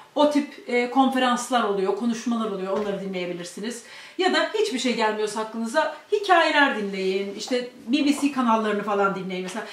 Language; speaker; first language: Turkish; native; Turkish